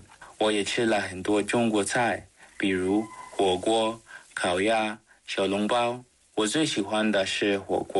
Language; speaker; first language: Chinese; non-native, learner; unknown